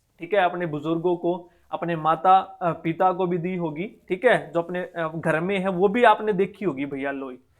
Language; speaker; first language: Hindi; native; Hindi